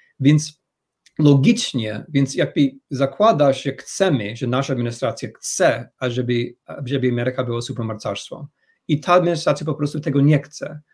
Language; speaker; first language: Polish; non-native, fluent; English